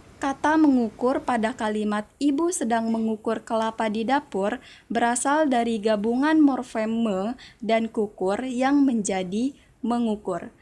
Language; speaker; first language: Indonesian; native; Indonesian